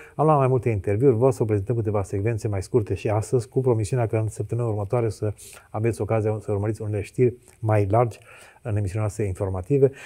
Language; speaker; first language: Romanian; native; Romanian